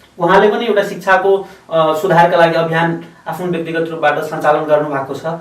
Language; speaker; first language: Nepali; non-native, local second language; Maithili